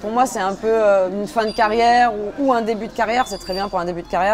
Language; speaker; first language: French; native; French